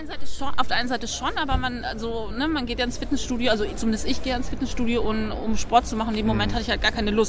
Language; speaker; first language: German; native; German